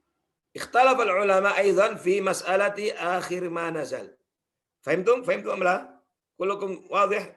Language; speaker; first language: Arabic; non-native, fluent; Indonesian